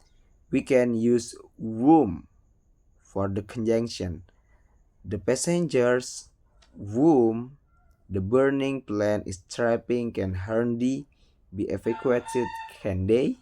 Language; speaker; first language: English; non-native, learner; Indonesian